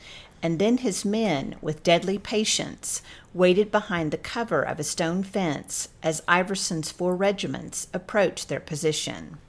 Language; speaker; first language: English; native; English